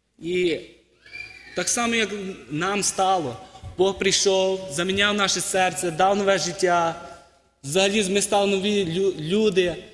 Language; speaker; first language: Ukrainian; early bilingual, heritage; Ukrainian